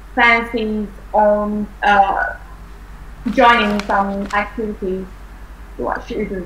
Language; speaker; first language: English; non-native, fluent; Vietnamese